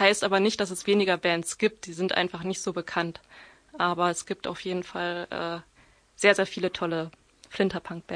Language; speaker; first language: German; native; German